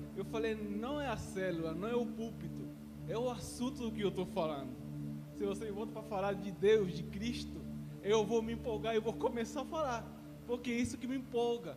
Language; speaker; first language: Portuguese; non-native, fluent; Spanish